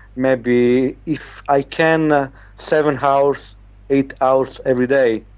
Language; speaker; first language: English; non-native, learner; Italian